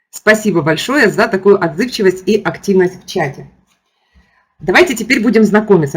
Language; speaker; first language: Russian; native; Russian